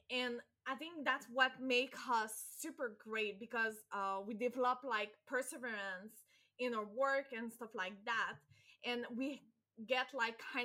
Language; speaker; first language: English; non-native, fluent; French